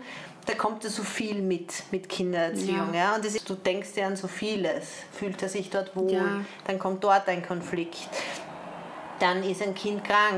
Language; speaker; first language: German; native; German